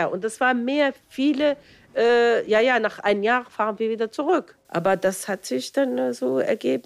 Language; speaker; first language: German; non-native, fluent; Arabic